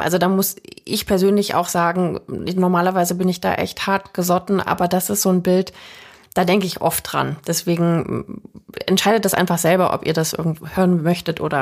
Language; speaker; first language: German; native; German